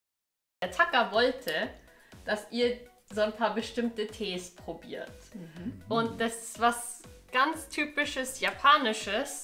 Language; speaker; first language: German; native; German